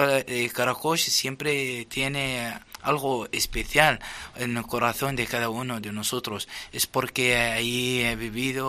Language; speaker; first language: Spanish; non-native, fluent; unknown